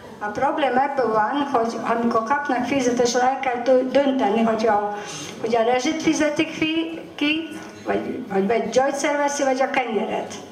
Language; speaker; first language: Hungarian; non-native, fluent; Polish